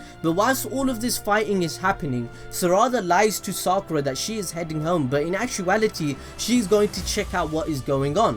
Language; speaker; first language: English; native; English